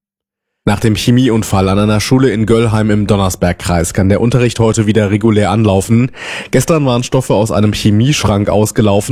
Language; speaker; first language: German; native; German